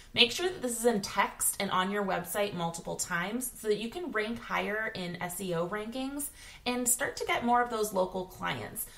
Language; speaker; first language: English; native; English